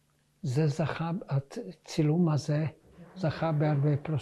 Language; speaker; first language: Hebrew; early bilingual, other home language; Hungarian